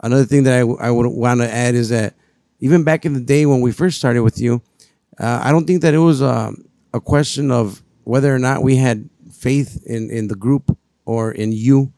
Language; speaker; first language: English; early bilingual, other home language; Spanish